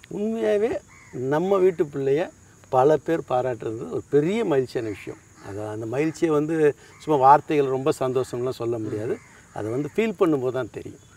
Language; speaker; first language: Tamil; native; Tamil